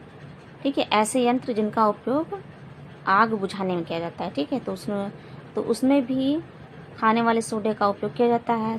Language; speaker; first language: Hindi; native; Hindi